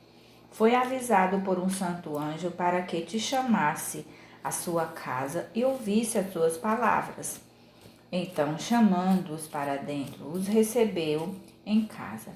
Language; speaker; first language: Portuguese; native; Portuguese